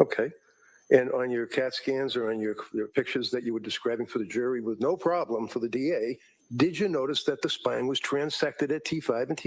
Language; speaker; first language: English; native; English